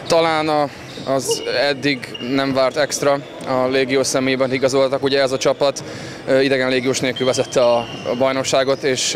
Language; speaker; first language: Hungarian; native; Hungarian